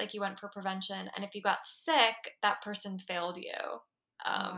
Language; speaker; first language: English; native; English